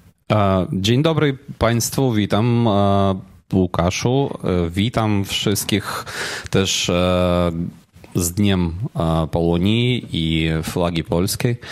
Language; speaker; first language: Polish; non-native, fluent; Ukrainian